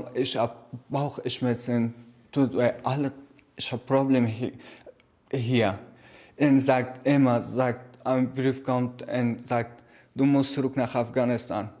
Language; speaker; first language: German; non-native, learner; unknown